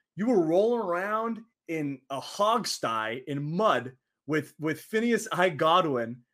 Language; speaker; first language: English; early bilingual, other home language; Arabic